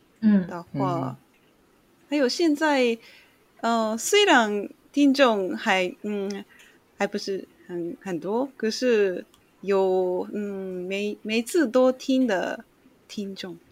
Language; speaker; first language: Chinese; non-native, learner; Japanese